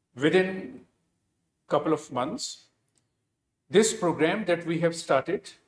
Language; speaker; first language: English; non-native, local second language; Punjabi